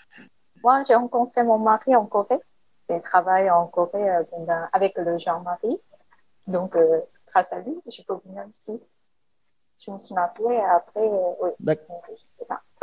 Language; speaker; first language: French; non-native, learner; Korean